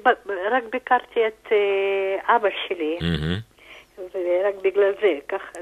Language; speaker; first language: Hebrew; non-native, fluent; Russian